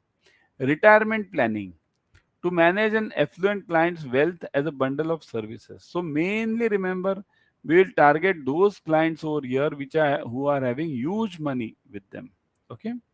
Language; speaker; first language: English; non-native, local second language; Hindi